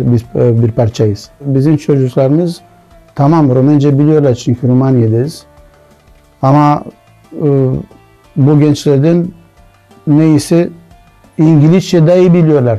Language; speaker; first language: Turkish; non-native, learner; Crimean Tatar